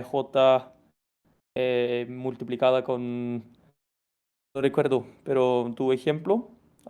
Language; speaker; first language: Spanish; non-native, fluent; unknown